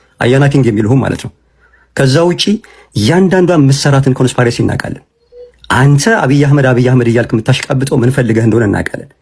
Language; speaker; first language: Amharic; native; Amharic